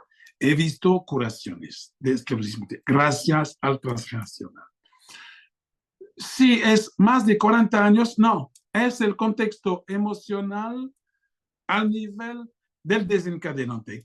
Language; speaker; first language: Spanish; non-native, fluent; French